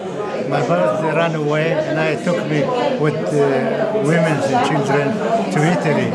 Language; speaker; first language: English; non-native, learner; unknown